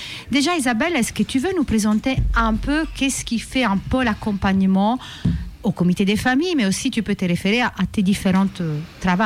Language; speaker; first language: French; native; French